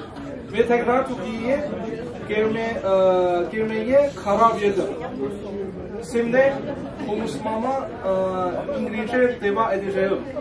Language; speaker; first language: Turkish; non-native, learner; Chinese